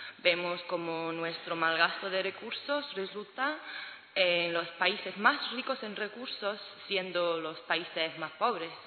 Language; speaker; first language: Spanish; non-native, learner; English